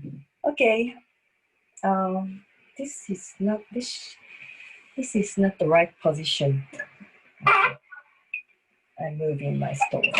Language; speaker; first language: English; non-native, fluent; Japanese